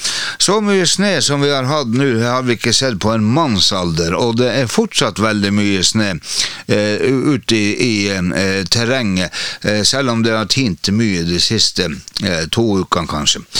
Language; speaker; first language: Norwegian; native; Norwegian